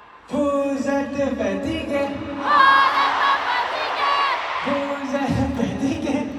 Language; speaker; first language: French; non-native, learner; Korean